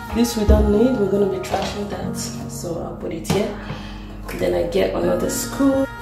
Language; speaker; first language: English; non-native, local second language; Igbo